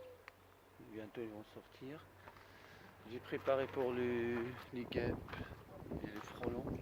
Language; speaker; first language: French; non-native, fluent; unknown